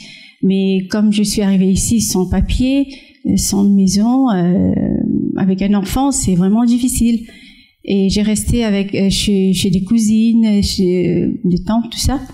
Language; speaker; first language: French; non-native, fluent; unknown